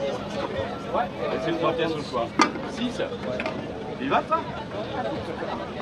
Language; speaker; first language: French; native; French